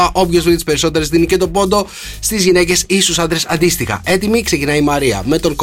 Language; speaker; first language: Greek; native; Greek